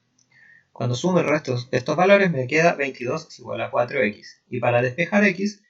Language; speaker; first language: Spanish; native; Spanish